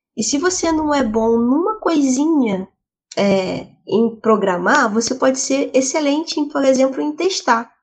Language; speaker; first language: Portuguese; native; Portuguese